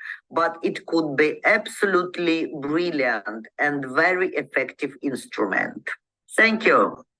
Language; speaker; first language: English; non-native, learner; Ukrainian